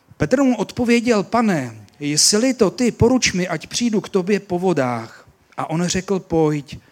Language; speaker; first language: Czech; native; Czech